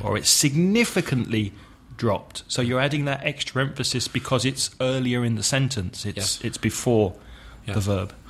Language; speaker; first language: English; native; English